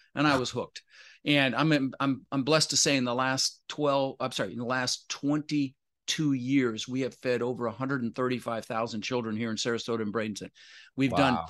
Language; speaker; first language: English; native; English